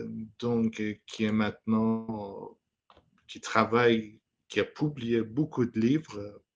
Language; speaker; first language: French; non-native, fluent; Persian